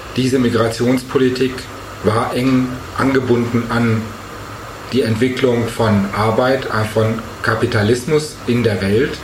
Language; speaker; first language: German; native; German